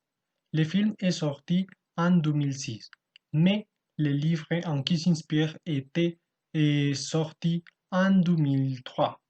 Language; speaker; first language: French; non-native, learner; Spanish